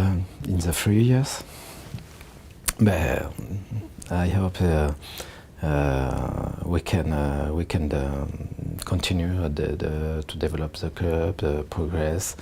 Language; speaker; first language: English; non-native, learner; French